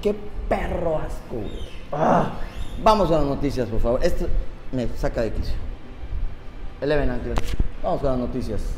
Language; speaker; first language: Spanish; native; Spanish